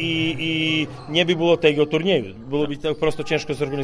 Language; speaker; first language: Polish; non-native, learner; Serbian